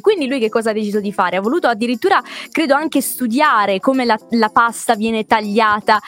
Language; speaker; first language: Italian; native; Italian